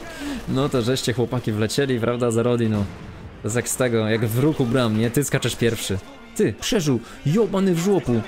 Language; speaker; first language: Polish; native; Polish